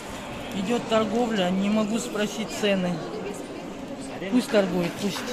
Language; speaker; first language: Russian; non-native, local second language; Kazakh